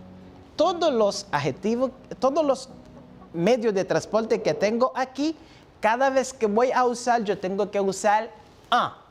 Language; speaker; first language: Spanish; non-native, fluent; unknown